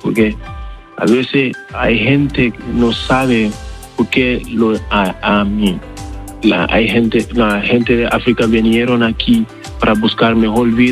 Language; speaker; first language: Spanish; non-native, learner; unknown